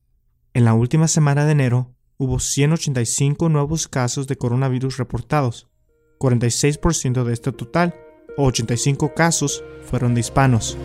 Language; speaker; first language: Spanish; native; Spanish